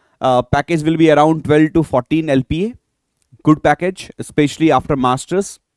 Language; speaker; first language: English; non-native, local second language; Hindi